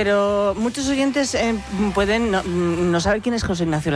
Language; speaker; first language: Spanish; native; Spanish